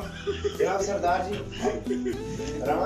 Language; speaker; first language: Hindi; non-native, local second language; Punjabi